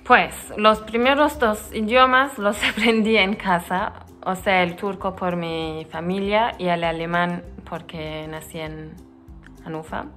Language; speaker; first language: Spanish; non-native, fluent; Turkish